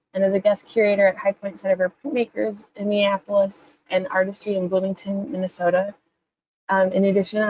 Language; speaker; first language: English; native; English